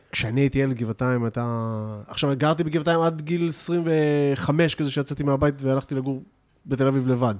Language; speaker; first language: Hebrew; native; Hebrew